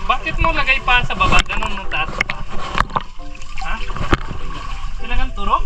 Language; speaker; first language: Filipino; non-native, learner; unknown